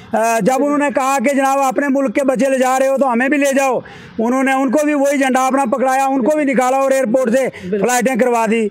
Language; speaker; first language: Hindi; native; Hindi